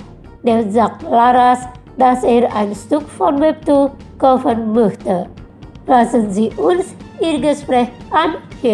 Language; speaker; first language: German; non-native, learner; Indonesian